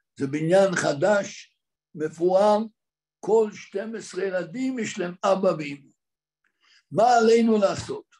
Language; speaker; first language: Hebrew; native; Hebrew